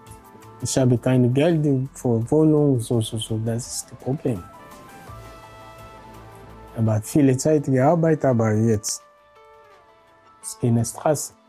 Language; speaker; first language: German; non-native, learner; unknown